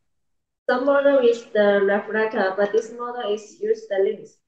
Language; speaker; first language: English; non-native, learner; Chinese